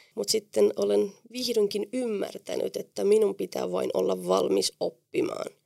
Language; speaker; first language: Finnish; non-native, fluent; Spanish